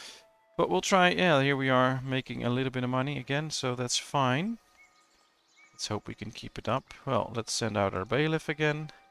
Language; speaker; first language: English; non-native, fluent; Dutch